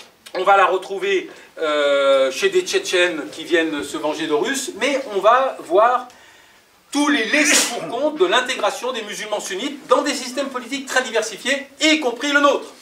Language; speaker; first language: French; native; French